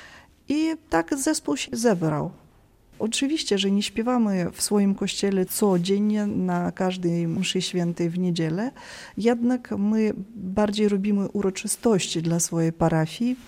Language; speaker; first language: Polish; early bilingual, heritage; Polish